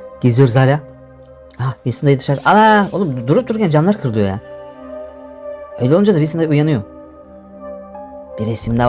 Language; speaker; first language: Turkish; native; Turkish